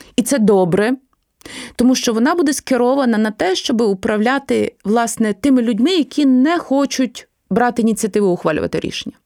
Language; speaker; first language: Ukrainian; native; Ukrainian